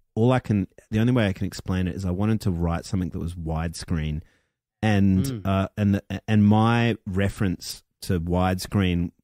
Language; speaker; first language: English; native; English